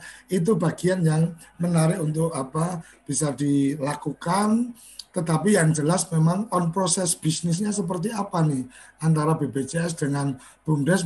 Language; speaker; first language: Malay; native; Malay